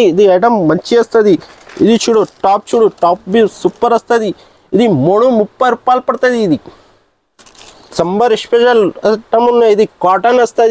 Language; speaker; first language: Telugu; non-native, local second language; Urdu